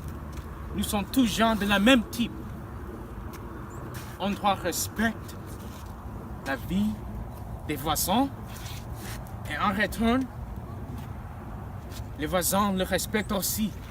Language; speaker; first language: French; non-native, learner; English